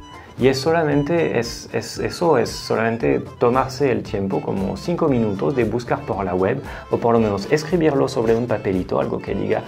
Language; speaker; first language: Spanish; non-native, fluent; French